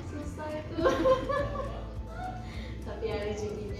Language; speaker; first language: Indonesian; non-native, fluent; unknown